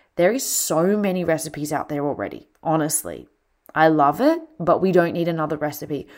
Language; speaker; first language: English; native; English